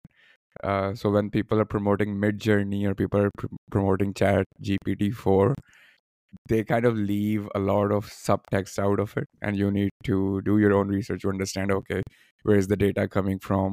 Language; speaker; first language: English; non-native, local second language; Urdu